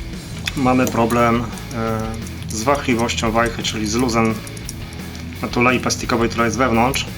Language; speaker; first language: Polish; native; Polish